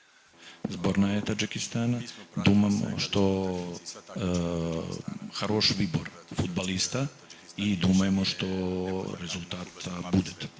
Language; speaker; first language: Russian; non-native, learner; Serbian